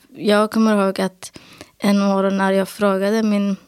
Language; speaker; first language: Swedish; early bilingual, other home language; Somali